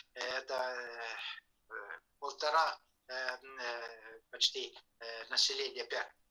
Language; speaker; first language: Russian; non-native, fluent; Estonian